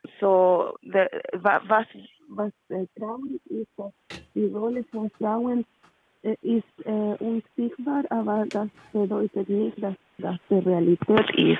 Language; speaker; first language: German; non-native, learner; Spanish